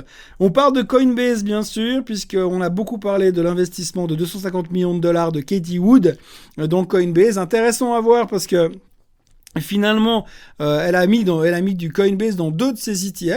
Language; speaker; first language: French; native; French